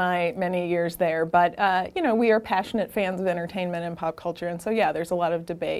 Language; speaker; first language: English; native; English